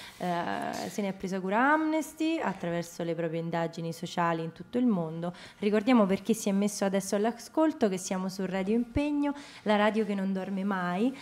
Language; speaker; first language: Italian; native; Italian